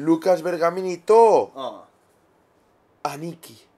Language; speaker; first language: Japanese; non-native, learner; Spanish